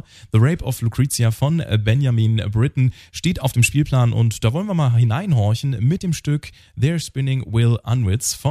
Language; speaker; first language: German; native; German